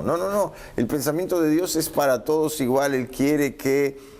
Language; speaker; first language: Spanish; native; Spanish